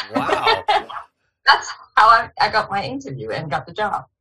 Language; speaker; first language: English; non-native, fluent; Chinese